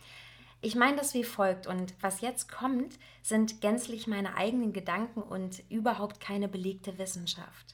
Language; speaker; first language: German; native; German